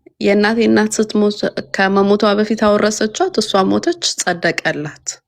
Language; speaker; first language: Amharic; native; Amharic